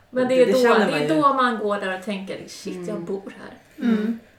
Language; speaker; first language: Swedish; native; Swedish